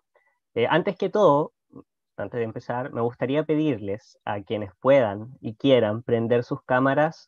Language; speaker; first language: Spanish; native; Spanish